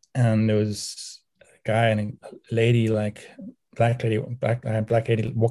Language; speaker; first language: English; native; English